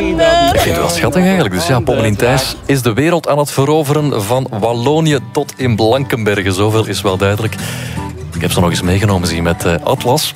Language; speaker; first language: Dutch; native; Dutch